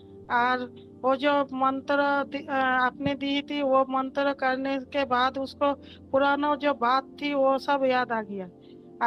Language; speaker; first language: Hindi; non-native, local second language; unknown